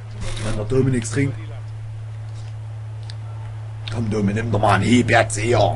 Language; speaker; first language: German; native; German